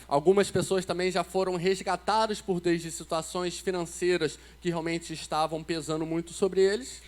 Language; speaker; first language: Portuguese; native; Portuguese